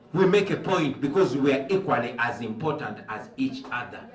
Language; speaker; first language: English; non-native, local second language; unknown